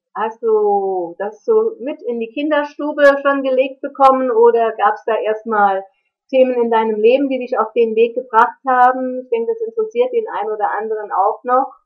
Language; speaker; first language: German; native; German